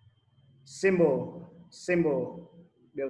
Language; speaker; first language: English; non-native, learner; Vietnamese